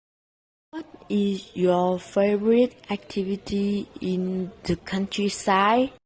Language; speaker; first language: English; non-native, learner; Vietnamese